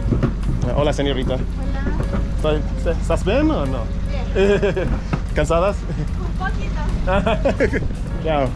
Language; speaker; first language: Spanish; non-native, learner; English